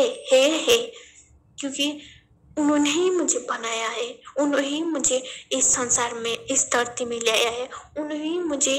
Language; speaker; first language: Hindi; non-native, learner; Nepali